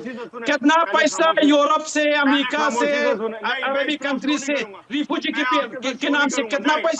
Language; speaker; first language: Hindi; non-native, learner; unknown